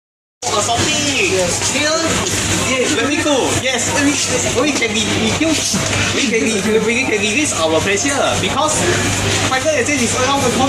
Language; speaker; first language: English; non-native, learner; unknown